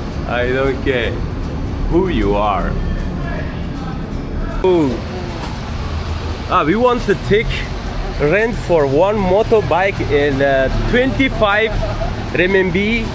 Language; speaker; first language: English; non-native, learner; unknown